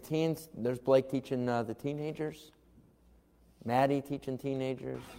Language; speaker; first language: English; native; English